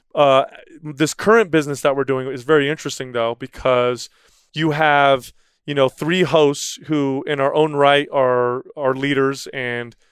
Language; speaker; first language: English; native; English